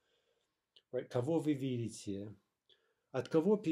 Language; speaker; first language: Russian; non-native, fluent; English